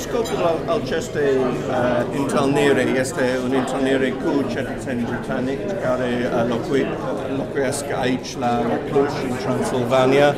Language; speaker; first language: Romanian; non-native, fluent; English